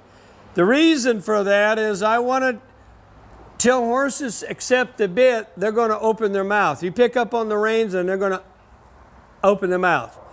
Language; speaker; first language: English; native; English